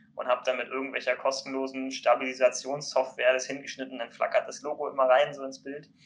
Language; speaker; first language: German; native; German